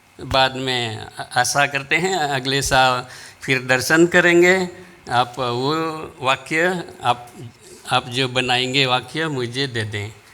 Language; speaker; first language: Hindi; non-native, fluent; Balinese